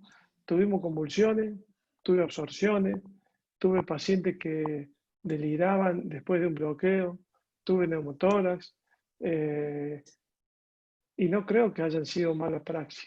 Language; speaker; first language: Spanish; native; Spanish